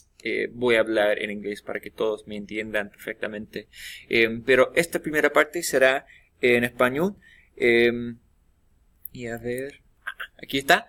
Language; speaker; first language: Spanish; non-native, fluent; English